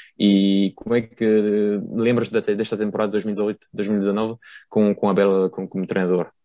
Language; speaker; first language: Portuguese; early bilingual, heritage; Portuguese